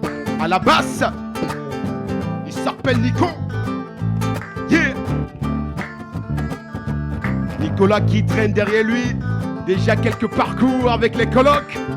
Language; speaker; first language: French; native; French